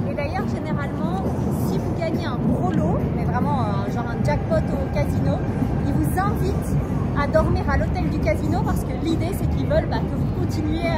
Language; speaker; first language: French; native; French